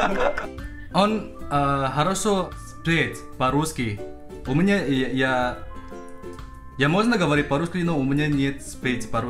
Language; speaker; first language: Russian; non-native, learner; Indonesian